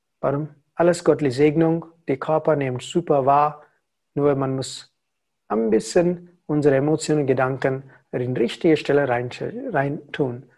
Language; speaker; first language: German; non-native, learner; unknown